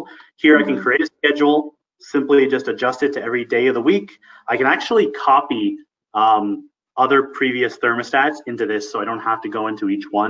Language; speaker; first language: English; native; English